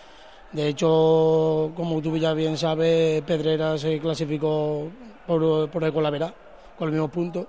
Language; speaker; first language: Spanish; native; Spanish